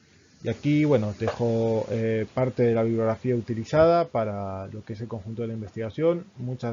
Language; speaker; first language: Spanish; native; Spanish